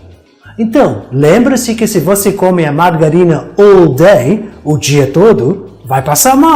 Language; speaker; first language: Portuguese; non-native, fluent; English